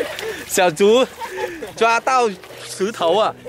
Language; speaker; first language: Chinese; non-native, learner; Vietnamese